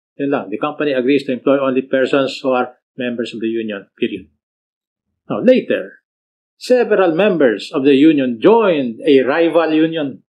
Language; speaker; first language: English; non-native, local second language; Filipino